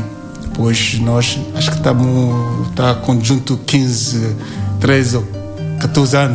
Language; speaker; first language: Portuguese; non-native, learner; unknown